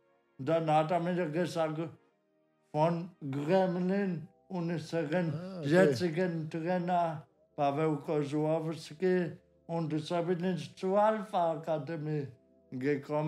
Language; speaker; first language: German; non-native, learner; Polish